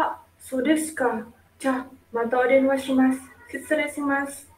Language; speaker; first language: Japanese; non-native, learner; Indonesian